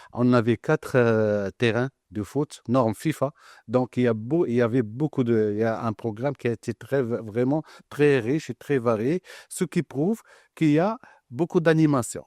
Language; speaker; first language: French; non-native, local second language; Arabic